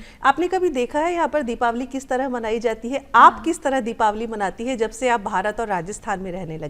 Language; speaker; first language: Hindi; native; Hindi